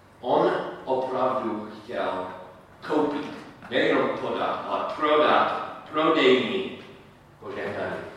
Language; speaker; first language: Czech; non-native, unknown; English